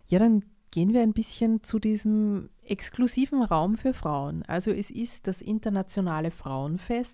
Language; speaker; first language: German; native; German